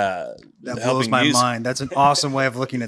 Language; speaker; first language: English; native; English